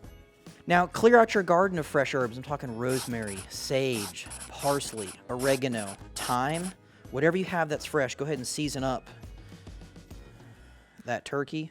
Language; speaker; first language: English; native; English